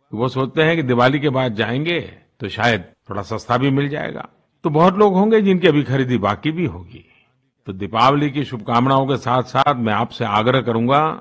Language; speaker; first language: Hindi; non-native, local second language; Gujarati